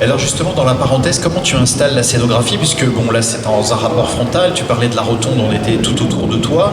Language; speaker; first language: French; native; French